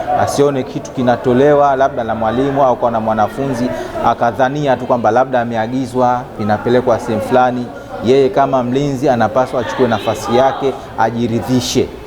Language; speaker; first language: Swahili; native; Swahili